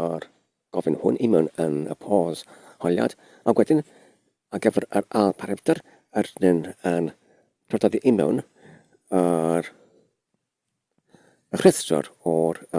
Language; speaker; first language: Welsh; non-native, learner; Polish